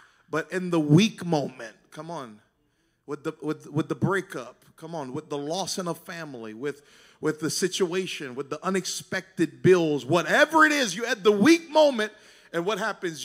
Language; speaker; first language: English; native; English